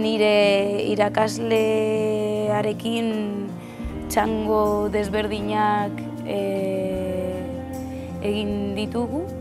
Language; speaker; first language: Basque; non-native, local second language; Spanish